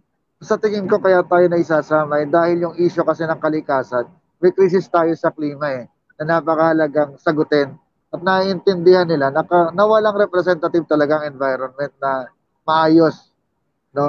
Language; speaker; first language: English; non-native, local second language; Filipino